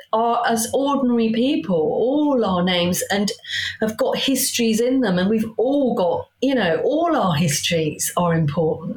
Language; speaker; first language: English; native; English